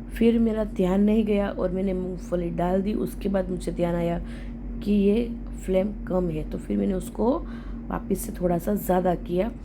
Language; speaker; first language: Hindi; non-native, local second language; Gujarati